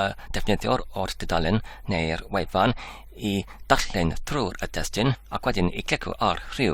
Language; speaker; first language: Welsh; non-native, learner; English